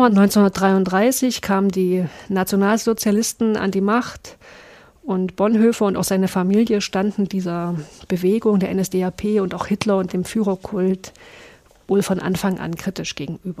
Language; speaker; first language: German; native; German